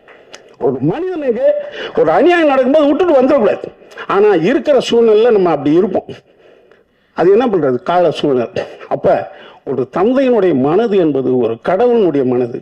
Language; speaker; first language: Tamil; native; Tamil